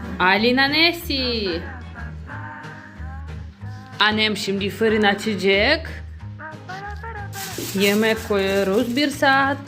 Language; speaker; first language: Turkish; non-native, learner; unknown